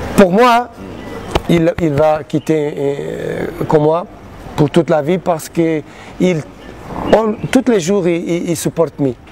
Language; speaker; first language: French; non-native, learner; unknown